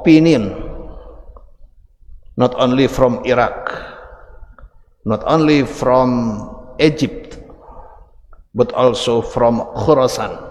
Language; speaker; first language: English; non-native, fluent; Indonesian